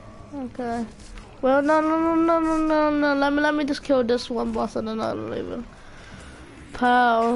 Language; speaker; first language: English; native; English